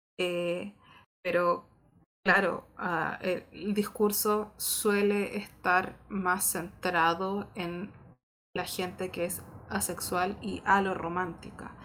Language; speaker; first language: Spanish; native; Spanish